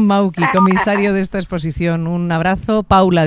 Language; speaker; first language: Spanish; native; Spanish